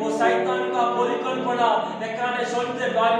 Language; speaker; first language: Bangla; non-native, learner; Hindi